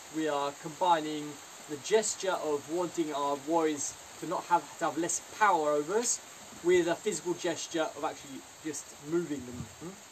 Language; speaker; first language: English; native; English